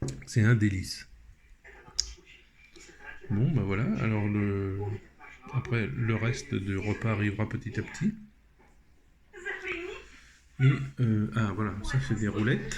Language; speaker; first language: French; native; French